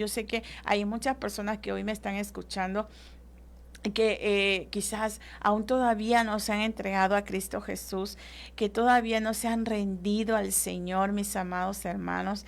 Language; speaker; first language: Spanish; native; Spanish